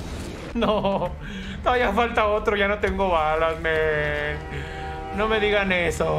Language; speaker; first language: Spanish; native; Spanish